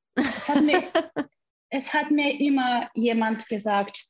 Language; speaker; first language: German; non-native, fluent; Russian